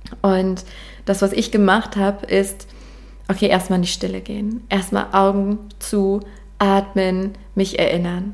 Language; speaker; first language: German; native; German